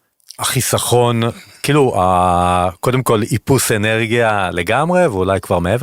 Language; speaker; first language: Hebrew; native; Hebrew